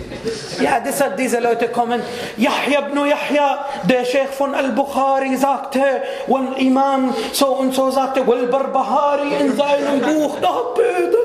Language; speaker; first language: German; non-native, fluent; Arabic